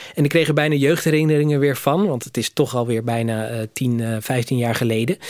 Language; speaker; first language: Dutch; native; Dutch